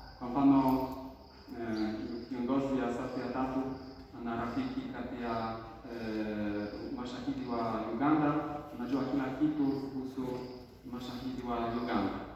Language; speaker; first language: Swahili; non-native, fluent; Polish